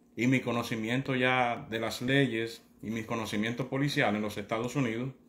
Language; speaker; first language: Spanish; native; Spanish